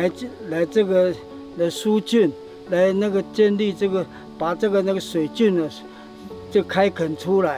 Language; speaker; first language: Chinese; non-native, local second language; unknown